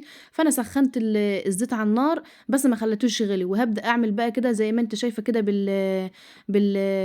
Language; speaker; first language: Arabic; native; Arabic